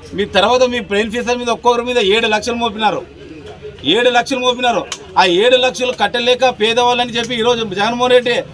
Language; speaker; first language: Telugu; native; Telugu